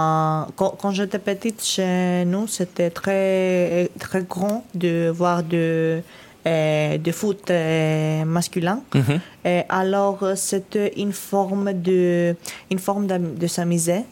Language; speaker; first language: French; non-native, learner; Greek